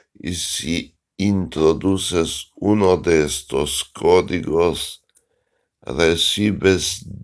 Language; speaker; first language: Spanish; non-native, learner; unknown